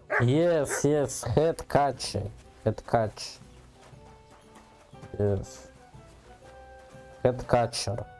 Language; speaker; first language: English; non-native, learner; Russian